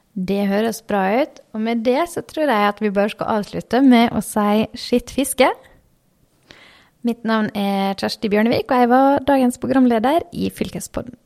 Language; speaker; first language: Norwegian; native; Norwegian